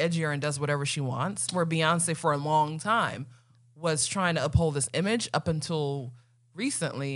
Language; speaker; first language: English; non-native, local second language; Akan